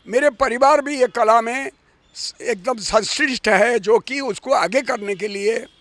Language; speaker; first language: Hindi; non-native, local second language; Odia